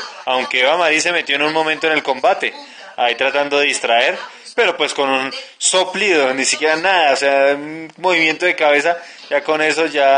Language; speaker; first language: Spanish; native; Spanish